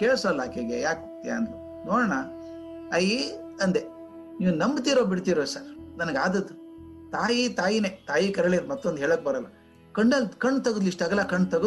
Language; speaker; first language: Kannada; non-native, local second language; Marathi